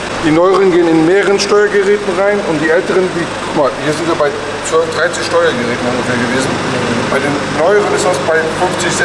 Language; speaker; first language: German; native; German